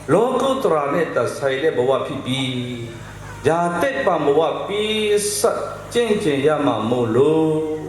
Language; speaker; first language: Burmese; non-native, local second language; Tedim Chin